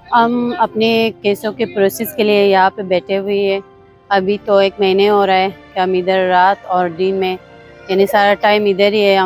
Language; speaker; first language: Hindi; non-native, fluent; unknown